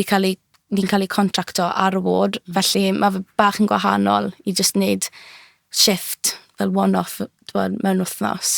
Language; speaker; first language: Welsh; native; Welsh